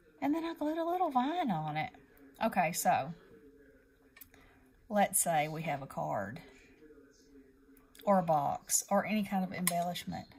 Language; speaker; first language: English; native; English